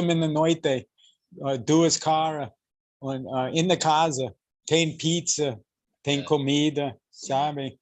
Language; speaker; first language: Portuguese; non-native, learner; English